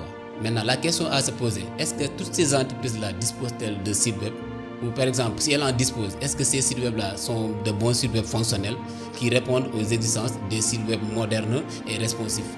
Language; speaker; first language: French; non-native, local second language; Wolof